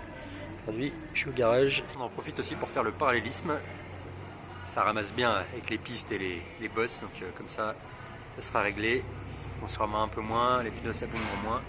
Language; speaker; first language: French; native; French